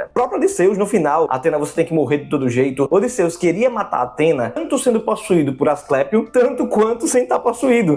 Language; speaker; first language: Portuguese; native; Portuguese